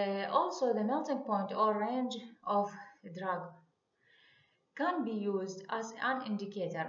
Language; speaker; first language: English; non-native, fluent; Arabic